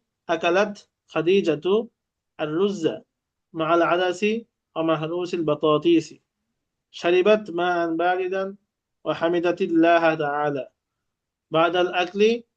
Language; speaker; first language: Arabic; non-native, fluent; Bangla